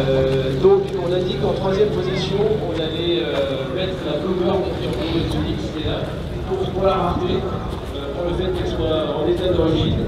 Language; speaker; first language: French; native; French